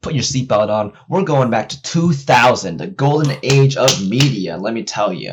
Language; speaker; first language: English; native; English